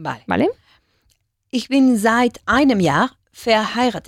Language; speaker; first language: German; non-native, learner; Spanish